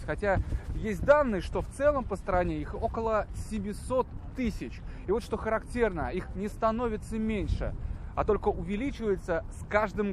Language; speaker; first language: Russian; native; Russian